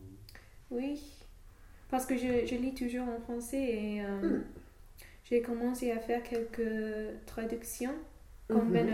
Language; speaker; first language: French; non-native, fluent; English